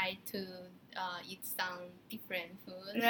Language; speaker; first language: English; non-native, learner; Chinese